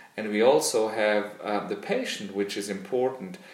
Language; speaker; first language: English; non-native, fluent; German